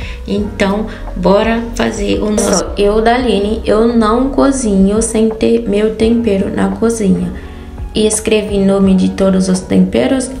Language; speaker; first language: Portuguese; non-native, fluent; Haitian Creole